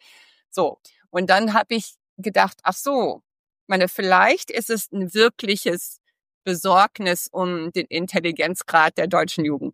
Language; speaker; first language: German; early bilingual, heritage; English